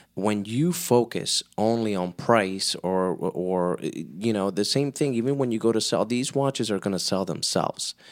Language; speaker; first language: English; early bilingual, other home language; Spanish